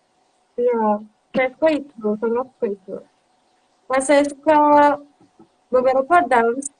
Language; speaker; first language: Indonesian; non-native, learner; Turkish